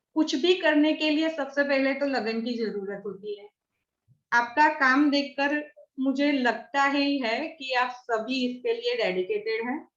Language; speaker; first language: Hindi; non-native, local second language; Gujarati